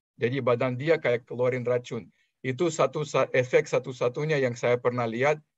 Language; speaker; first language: Indonesian; non-native, fluent; Russian